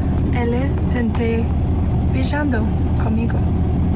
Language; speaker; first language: Portuguese; non-native, learner; English